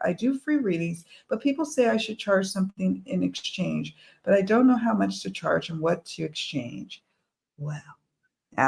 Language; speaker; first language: English; native; English